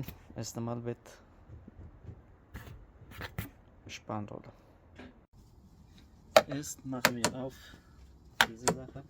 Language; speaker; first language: German; non-native, learner; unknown